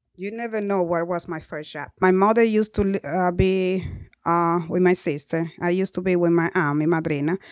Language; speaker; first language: English; non-native, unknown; Spanish